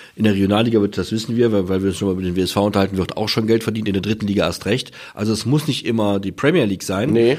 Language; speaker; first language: German; native; German